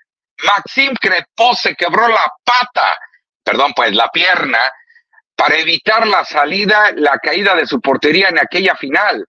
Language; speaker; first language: Spanish; native; Spanish